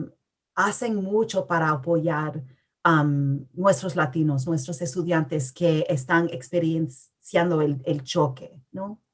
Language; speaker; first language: Spanish; early bilingual, heritage; English